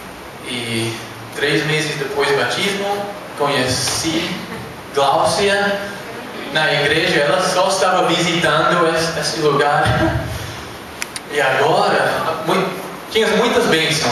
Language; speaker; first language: Portuguese; non-native, learner; English